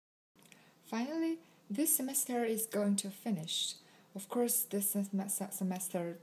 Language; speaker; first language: English; non-native, learner; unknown